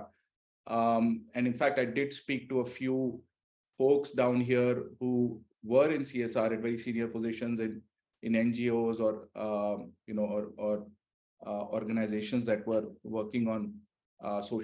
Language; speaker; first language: English; non-native, local second language; Hindi